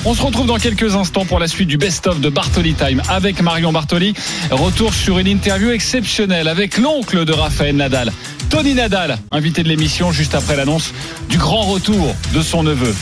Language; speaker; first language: French; native; French